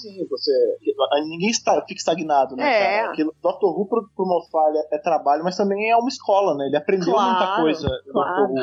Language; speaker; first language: Portuguese; native; Portuguese